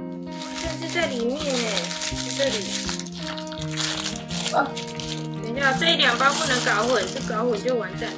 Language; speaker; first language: Chinese; native; Chinese